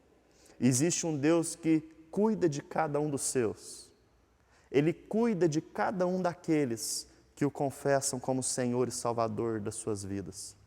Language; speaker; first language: Portuguese; native; Portuguese